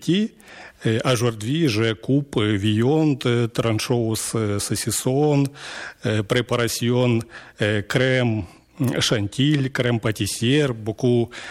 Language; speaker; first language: French; non-native, fluent; Ukrainian